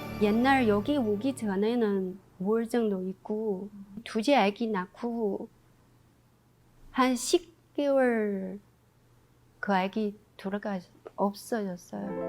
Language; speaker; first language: Korean; non-native, learner; Chinese